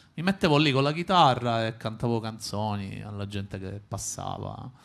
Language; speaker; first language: Italian; native; Italian